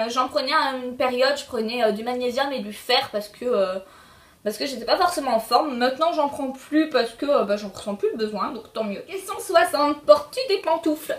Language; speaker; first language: French; early bilingual, other home language; Polish